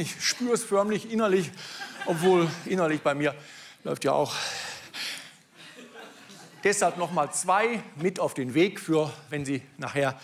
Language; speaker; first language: German; native; German